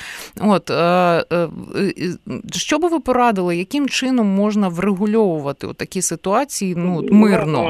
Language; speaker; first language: Ukrainian; native; Ukrainian